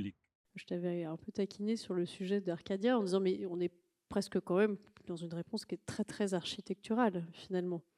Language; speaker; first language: French; native; French